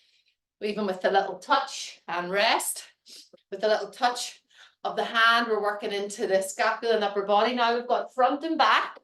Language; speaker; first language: English; native; English